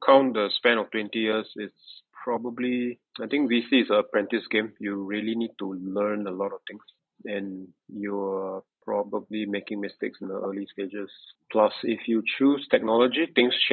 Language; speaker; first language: English; native; English